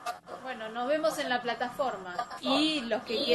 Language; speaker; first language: Spanish; native; Spanish